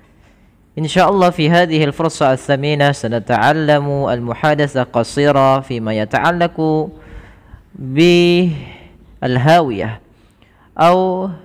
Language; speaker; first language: Arabic; non-native, fluent; Indonesian